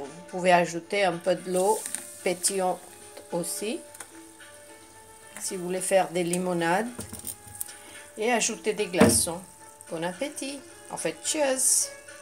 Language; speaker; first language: French; non-native, fluent; Hindi